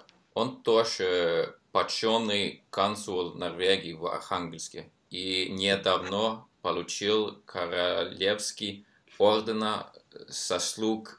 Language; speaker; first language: Russian; non-native, learner; Norwegian